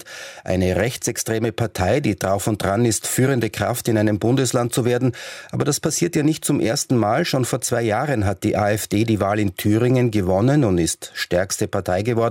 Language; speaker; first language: German; native; German